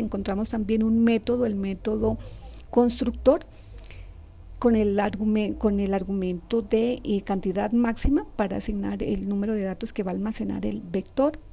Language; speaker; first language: Spanish; native; Spanish